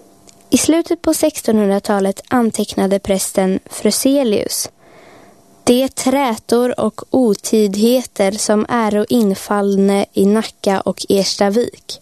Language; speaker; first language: Swedish; native; Swedish